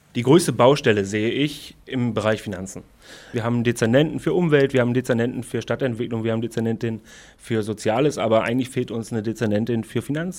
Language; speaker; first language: German; native; German